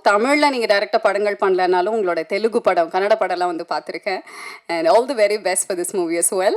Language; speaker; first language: Tamil; native; Tamil